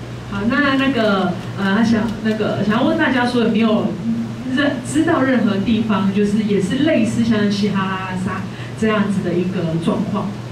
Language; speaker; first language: Chinese; native; Chinese